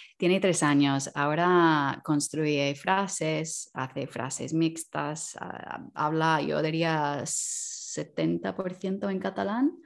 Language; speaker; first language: Spanish; non-native, fluent; English